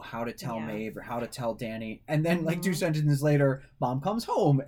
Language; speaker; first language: English; native; English